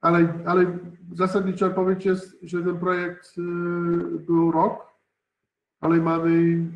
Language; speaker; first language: Polish; non-native, learner; English